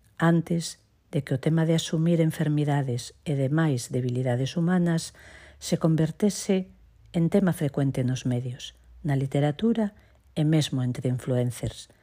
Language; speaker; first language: Galician; native; Galician